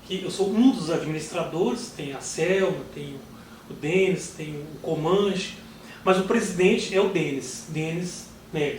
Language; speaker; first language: Portuguese; native; Portuguese